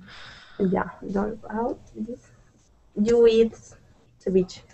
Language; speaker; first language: English; non-native, learner; Spanish